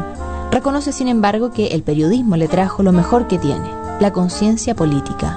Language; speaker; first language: Spanish; native; Spanish